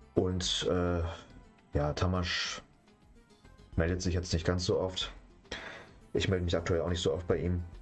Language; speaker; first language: German; native; German